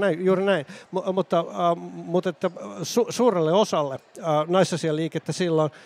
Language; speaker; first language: Finnish; native; Finnish